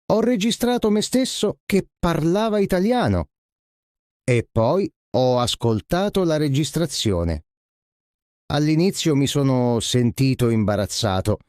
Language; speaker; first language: Italian; non-native, fluent; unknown